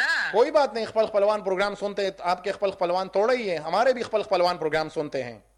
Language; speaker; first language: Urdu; non-native, local second language; Pashto